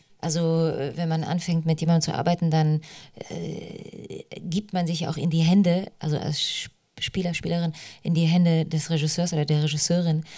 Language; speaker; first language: German; early bilingual, other home language; Polish